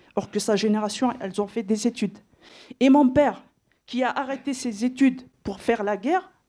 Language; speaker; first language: French; non-native, local second language; Kabyle